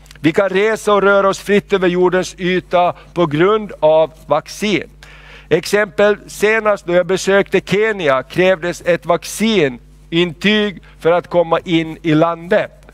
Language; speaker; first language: Swedish; non-native, fluent; Spanish